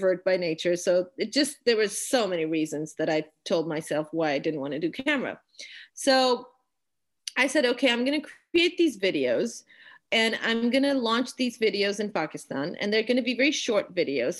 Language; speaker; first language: English; non-native, local second language; Urdu